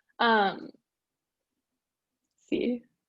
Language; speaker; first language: Spanish; non-native, learner; English